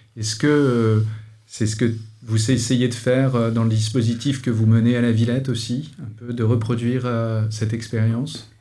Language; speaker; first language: French; native; French